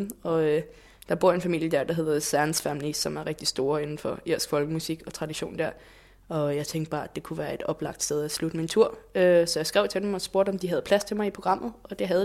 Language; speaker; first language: Danish; native; Danish